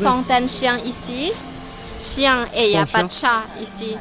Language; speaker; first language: French; non-native, learner; Thai